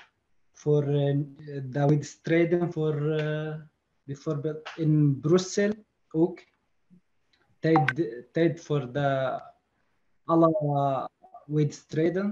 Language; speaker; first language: Dutch; non-native, learner; Arabic